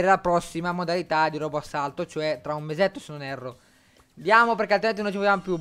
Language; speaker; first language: Italian; native; Italian